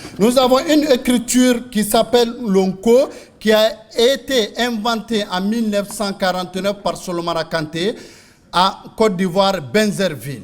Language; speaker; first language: French; non-native, local second language; Mandingo